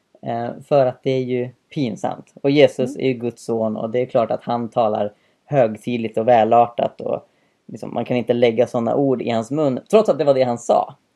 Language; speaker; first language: Swedish; native; Swedish